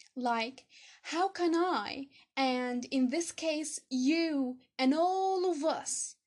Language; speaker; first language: English; non-native, fluent; Arabic